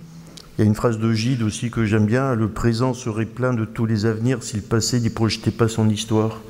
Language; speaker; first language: French; native; French